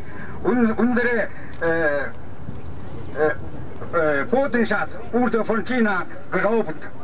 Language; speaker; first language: German; non-native, learner; Mongolian